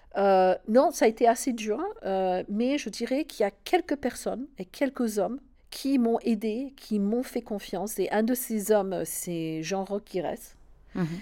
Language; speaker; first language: French; non-native, fluent; English